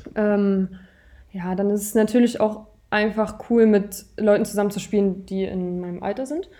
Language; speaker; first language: German; native; German